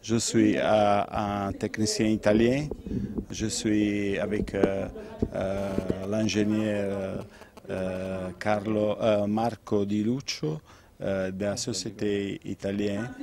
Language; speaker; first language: French; non-native, learner; Italian